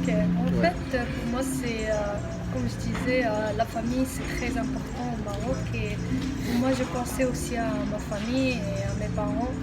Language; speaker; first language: French; non-native, local second language; Arabic